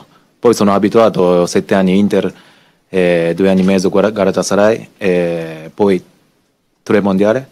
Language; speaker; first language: Italian; non-native, learner; Japanese